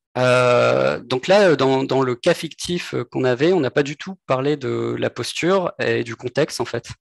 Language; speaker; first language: French; native; French